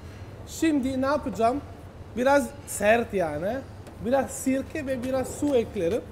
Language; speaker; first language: Turkish; non-native, learner; Italian